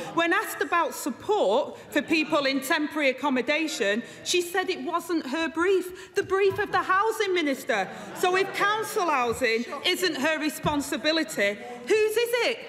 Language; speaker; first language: English; native; English